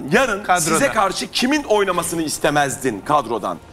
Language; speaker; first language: Turkish; native; Turkish